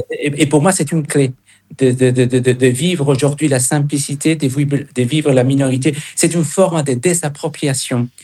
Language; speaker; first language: French; non-native, fluent; Spanish